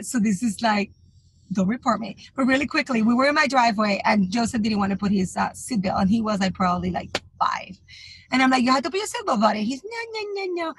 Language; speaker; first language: English; non-native, fluent; Spanish